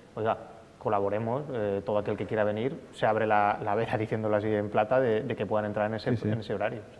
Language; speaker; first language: Spanish; native; Spanish